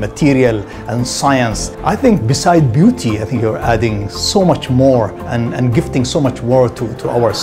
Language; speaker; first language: English; non-native, fluent; Arabic